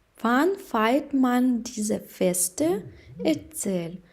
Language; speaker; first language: German; non-native, fluent; Ukrainian